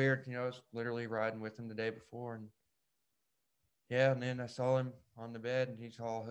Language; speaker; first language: English; native; English